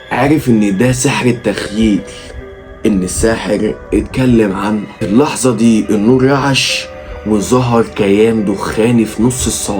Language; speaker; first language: Arabic; native; Arabic